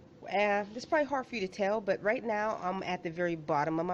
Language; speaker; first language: English; native; English